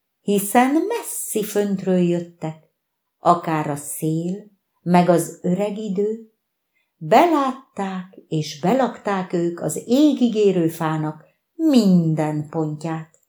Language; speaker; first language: Hungarian; native; Hungarian